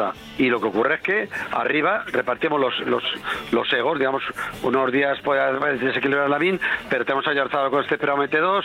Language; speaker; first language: Spanish; native; Spanish